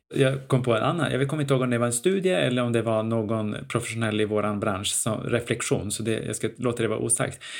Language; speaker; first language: Swedish; native; Swedish